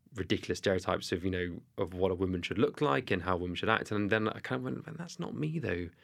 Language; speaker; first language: English; native; English